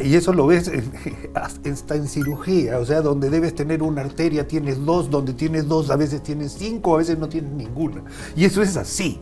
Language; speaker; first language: Spanish; native; Spanish